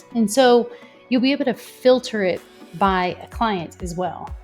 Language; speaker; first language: English; native; English